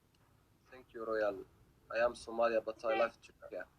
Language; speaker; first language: English; non-native, learner; Arabic